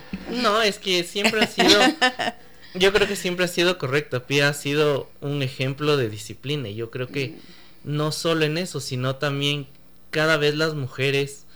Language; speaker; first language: Spanish; native; Spanish